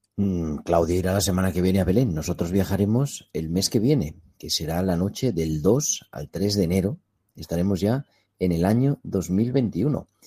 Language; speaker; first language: Spanish; native; Spanish